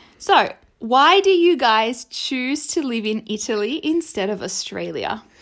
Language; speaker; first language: English; native; English